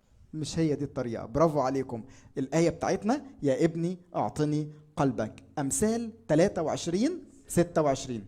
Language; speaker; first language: Arabic; native; Arabic